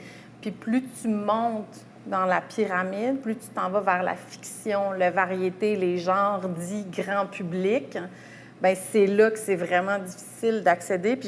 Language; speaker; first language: French; native; French